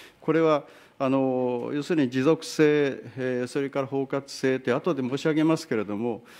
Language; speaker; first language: Japanese; native; Japanese